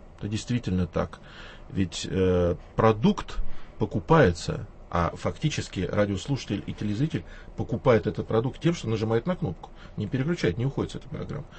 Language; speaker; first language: Russian; native; Russian